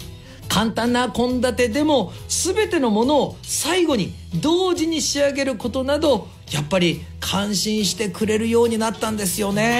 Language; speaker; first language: Japanese; native; Japanese